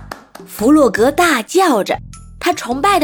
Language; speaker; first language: Chinese; native; Chinese